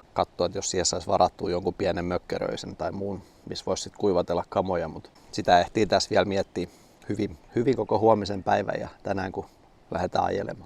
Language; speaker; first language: Finnish; native; Finnish